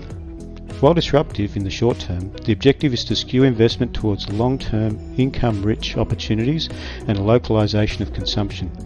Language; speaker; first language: English; native; English